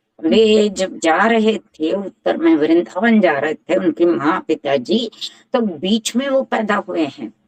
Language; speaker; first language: Hindi; native; Hindi